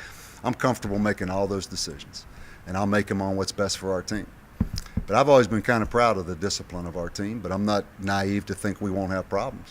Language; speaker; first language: English; native; English